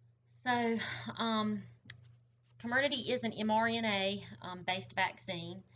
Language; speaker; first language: English; native; English